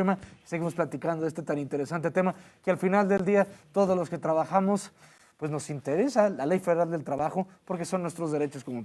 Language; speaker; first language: Spanish; native; Spanish